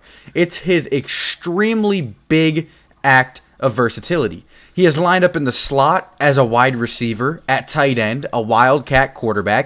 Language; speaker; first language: English; native; English